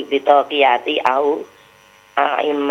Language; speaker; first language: Arabic; non-native, learner; Indonesian